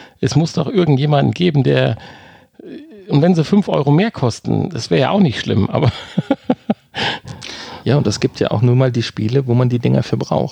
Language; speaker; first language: German; native; German